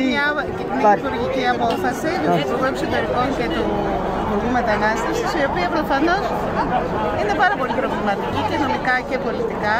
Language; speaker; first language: Greek; native; Greek